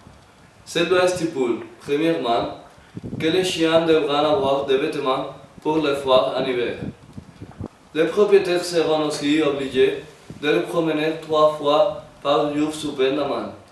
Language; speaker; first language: French; non-native, learner; Spanish